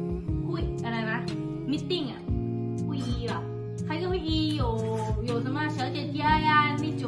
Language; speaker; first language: Chinese; non-native, fluent; Thai